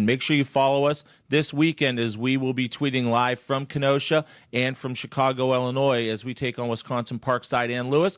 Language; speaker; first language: English; native; English